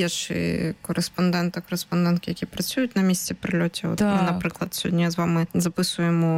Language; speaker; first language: Ukrainian; native; Ukrainian